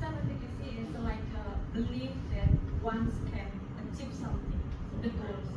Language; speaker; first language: English; non-native, fluent; Indonesian